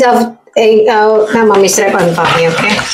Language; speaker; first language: German; non-native, learner; Indonesian